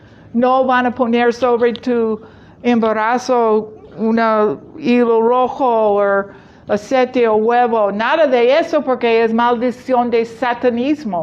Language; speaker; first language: Spanish; non-native, fluent; English